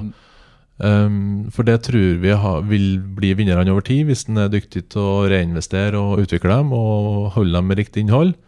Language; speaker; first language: Norwegian; native; Norwegian